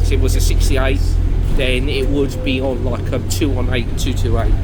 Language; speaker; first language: English; native; English